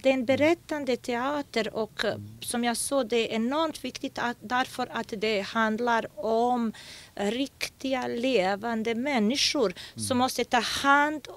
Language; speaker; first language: Swedish; non-native, fluent; Bosnian